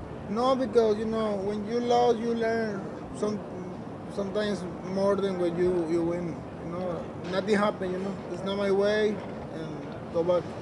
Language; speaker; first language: English; non-native, learner; Spanish